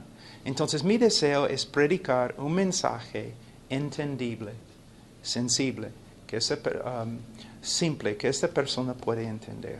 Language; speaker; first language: Spanish; non-native, fluent; English